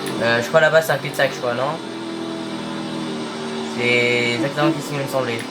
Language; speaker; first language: French; native; French